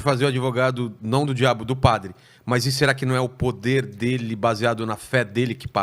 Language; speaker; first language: Portuguese; native; Portuguese